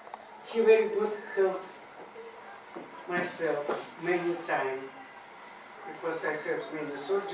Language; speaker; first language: English; non-native, learner; Russian